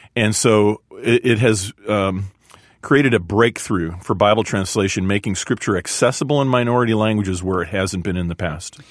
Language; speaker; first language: English; native; English